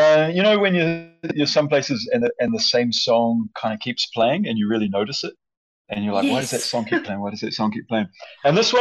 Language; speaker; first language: English; native; English